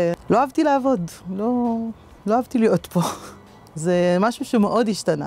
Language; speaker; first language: Hebrew; native; Hebrew